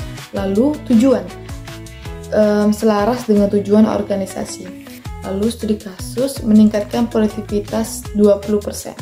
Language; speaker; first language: Indonesian; native; Indonesian